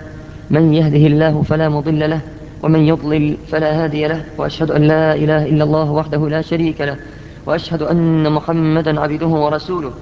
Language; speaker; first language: Arabic; native; Arabic